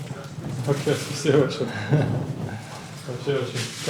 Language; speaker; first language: Russian; non-native, fluent; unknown